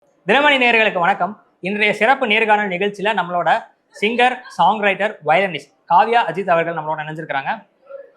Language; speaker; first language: Tamil; native; Tamil